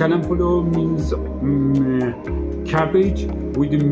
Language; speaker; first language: English; non-native, learner; Persian